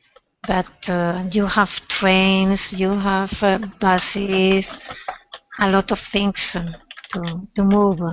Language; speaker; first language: English; non-native, learner; Spanish